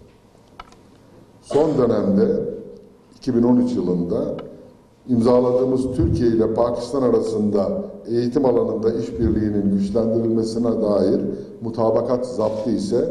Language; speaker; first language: Turkish; native; Turkish